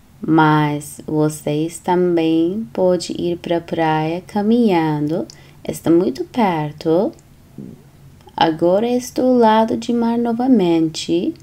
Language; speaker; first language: Portuguese; non-native, learner; Turkish